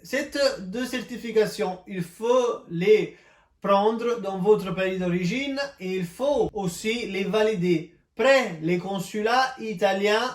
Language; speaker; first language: French; non-native, fluent; Italian